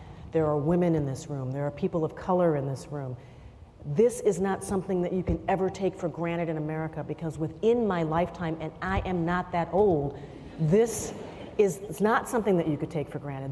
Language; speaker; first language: English; native; English